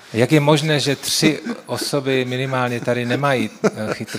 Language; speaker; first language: Czech; native; Czech